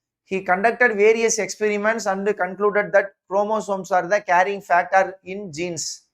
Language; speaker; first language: English; non-native, local second language; Tamil